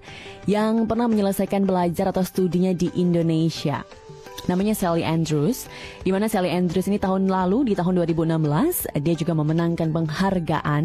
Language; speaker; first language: Indonesian; native; Indonesian